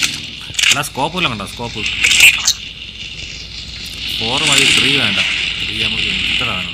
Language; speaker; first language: Malayalam; native; Malayalam